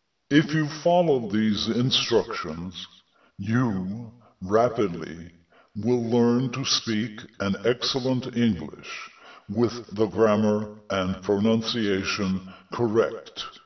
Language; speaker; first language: English; native; English